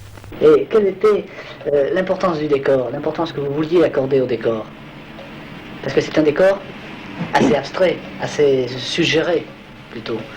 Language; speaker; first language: French; native; French